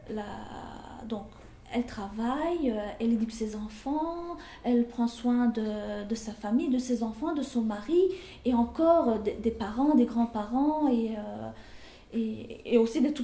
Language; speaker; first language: French; early bilingual, other home language; Turkish